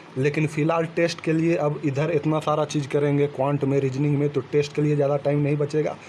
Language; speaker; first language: Hindi; native; Hindi